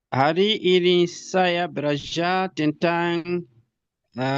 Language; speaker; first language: Indonesian; non-native, learner; Nyanja